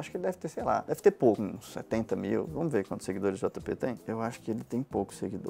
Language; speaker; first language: Portuguese; native; Portuguese